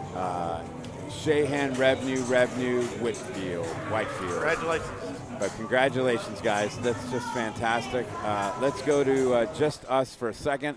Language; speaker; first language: English; native; English